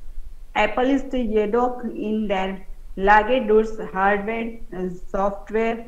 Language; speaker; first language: German; non-native, learner; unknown